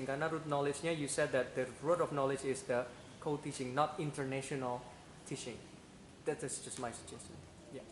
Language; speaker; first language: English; non-native, fluent; Indonesian